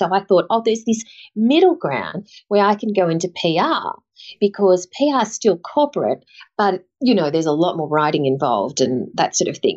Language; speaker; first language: English; native; English